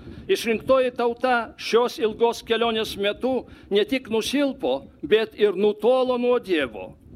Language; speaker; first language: Lithuanian; non-native, fluent; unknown